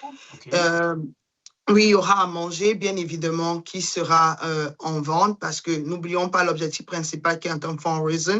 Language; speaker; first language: French; non-native, local second language; Duala